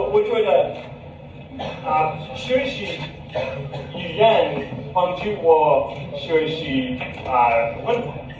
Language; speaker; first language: Chinese; non-native, learner; English